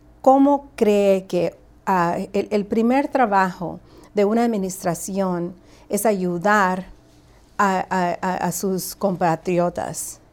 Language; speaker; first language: Spanish; early bilingual, heritage; Spanish